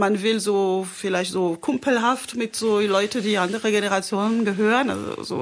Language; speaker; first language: German; non-native, fluent; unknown